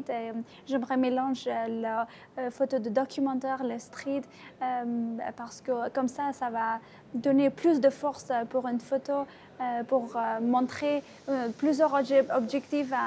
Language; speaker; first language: French; non-native, fluent; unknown